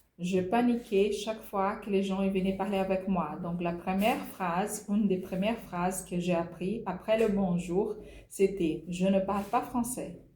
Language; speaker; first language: French; non-native, fluent; Portuguese